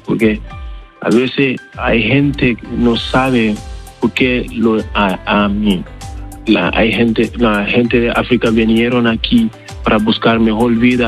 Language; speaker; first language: Spanish; non-native, learner; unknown